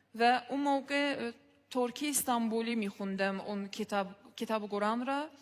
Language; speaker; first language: Persian; non-native, fluent; Azerbaijani